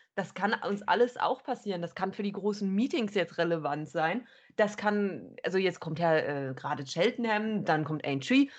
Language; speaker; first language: German; native; German